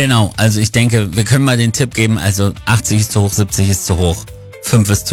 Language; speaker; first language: German; native; German